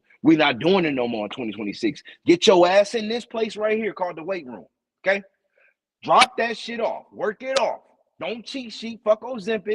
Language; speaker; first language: English; native; English